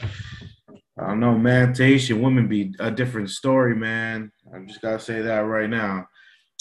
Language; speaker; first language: English; early bilingual, other home language; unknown